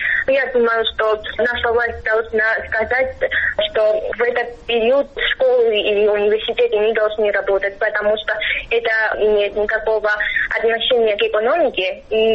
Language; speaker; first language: Russian; non-native, fluent; Georgian